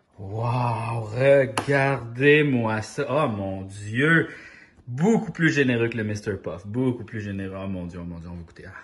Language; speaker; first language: French; native; French